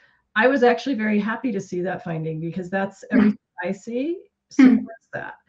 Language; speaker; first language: English; native; English